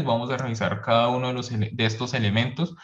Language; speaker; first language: Spanish; native; Spanish